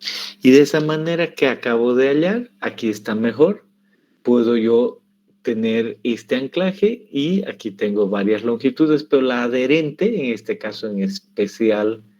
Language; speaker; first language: Spanish; native; Spanish